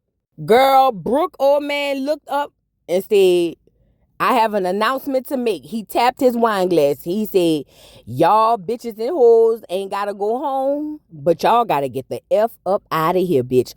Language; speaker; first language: English; native; English